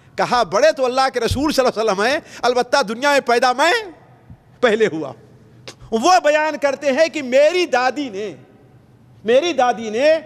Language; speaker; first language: Urdu; native; Urdu